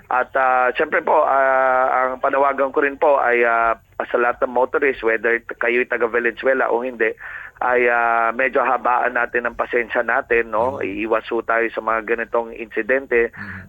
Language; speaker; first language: Filipino; native; Filipino